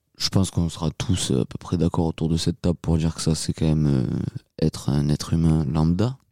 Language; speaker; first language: French; native; French